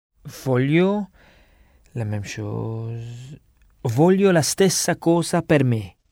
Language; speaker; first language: Italian; non-native, learner; French